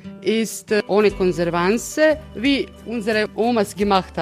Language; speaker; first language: German; non-native, fluent; Croatian